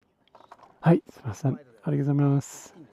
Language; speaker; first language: Japanese; non-native, learner; English